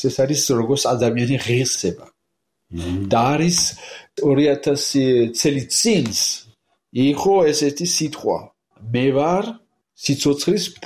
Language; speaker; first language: Georgian; non-native, learner; French